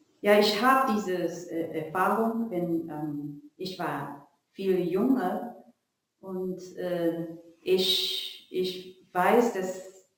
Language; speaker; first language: German; non-native, learner; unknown